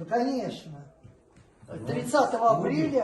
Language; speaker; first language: Russian; native; Russian